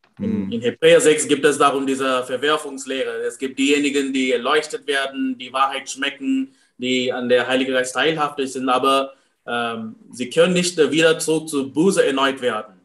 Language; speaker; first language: German; non-native, fluent; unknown